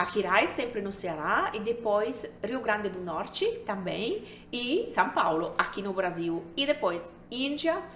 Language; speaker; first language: Portuguese; non-native, fluent; Italian